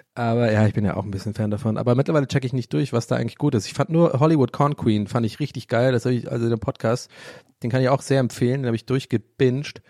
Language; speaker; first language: German; early bilingual, other home language; English